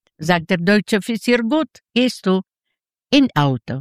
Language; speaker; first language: German; non-native, learner; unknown